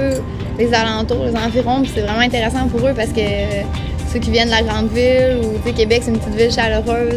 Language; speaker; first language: French; native; French